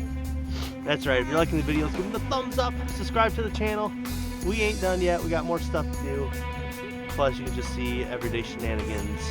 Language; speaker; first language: English; native; English